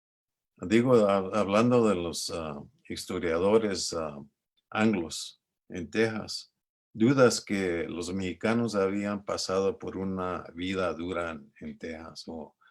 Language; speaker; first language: Spanish; early bilingual, other home language; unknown